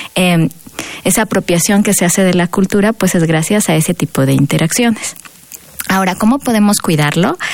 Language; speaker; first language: Spanish; native; Spanish